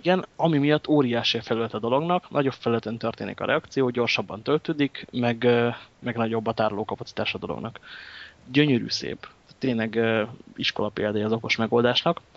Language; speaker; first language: Hungarian; native; Hungarian